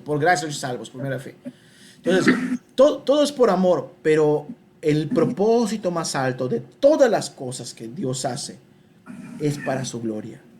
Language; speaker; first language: Spanish; native; Spanish